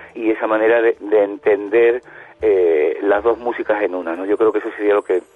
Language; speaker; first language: Spanish; native; Spanish